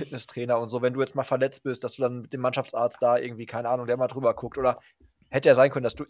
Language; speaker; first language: German; native; German